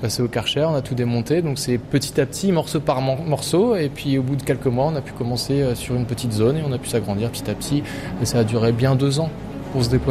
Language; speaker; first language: French; native; French